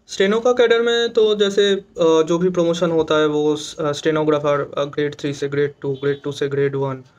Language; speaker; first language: Hindi; non-native, local second language; Bangla